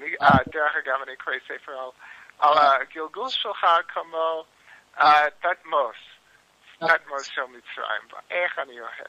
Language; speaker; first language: Hebrew; non-native, learner; English